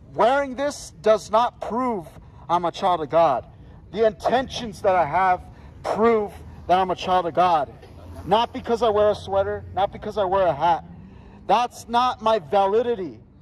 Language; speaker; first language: English; native; English